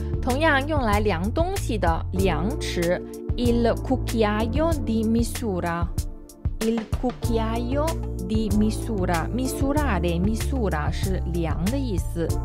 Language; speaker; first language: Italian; non-native, fluent; Chinese